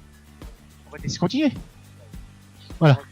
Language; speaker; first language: French; native; French